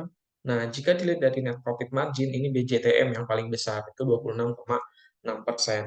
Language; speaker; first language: Indonesian; native; Indonesian